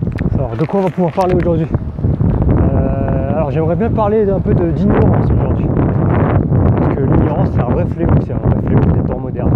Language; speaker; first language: French; native; French